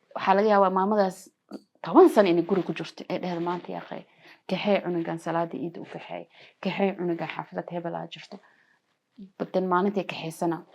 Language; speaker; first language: Somali; early bilingual, heritage; Somali